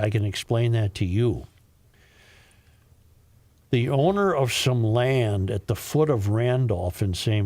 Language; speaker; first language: English; native; English